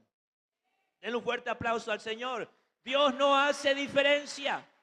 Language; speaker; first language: Spanish; native; Spanish